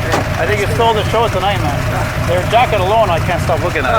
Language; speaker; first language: English; native; English